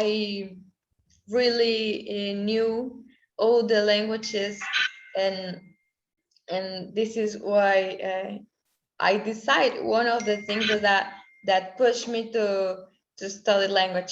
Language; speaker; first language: English; non-native, learner; Spanish